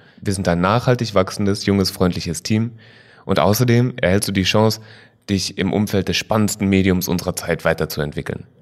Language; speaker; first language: German; native; German